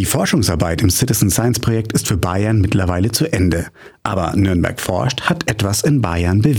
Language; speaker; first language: German; native; German